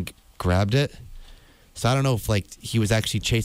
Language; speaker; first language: English; native; English